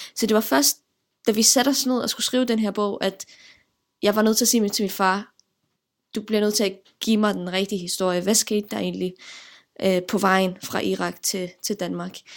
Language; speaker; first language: Danish; early bilingual, other home language; Arabic